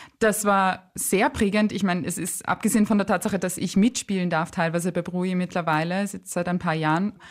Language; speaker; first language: German; native; German